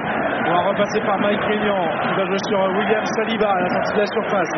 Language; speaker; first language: French; native; French